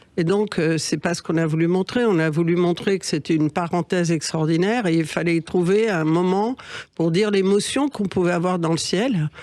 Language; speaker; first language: French; early bilingual, other home language; Catalan